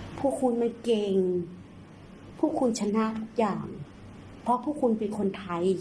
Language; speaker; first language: Thai; non-native, fluent; Burmese